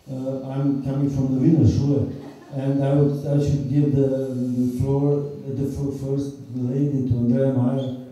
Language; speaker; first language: English; non-native, fluent; Slovenian